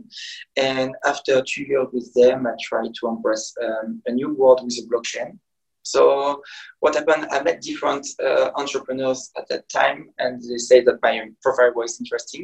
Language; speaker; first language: English; non-native, fluent; French